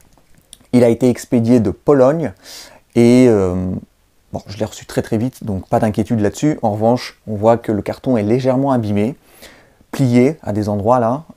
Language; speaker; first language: French; native; French